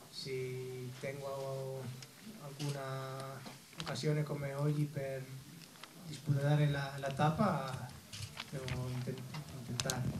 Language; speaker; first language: Italian; non-native, learner; Spanish